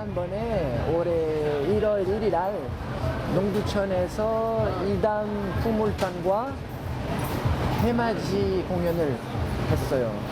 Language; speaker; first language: Korean; non-native, fluent; French